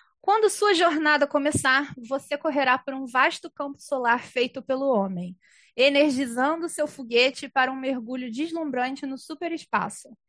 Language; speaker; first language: Portuguese; native; Portuguese